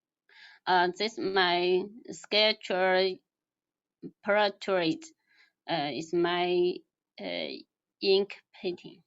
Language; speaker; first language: English; non-native, learner; Chinese